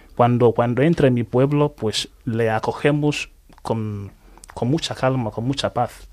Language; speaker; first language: Spanish; non-native, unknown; Igbo